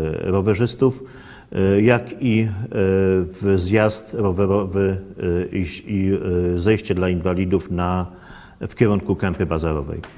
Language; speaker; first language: Polish; native; Polish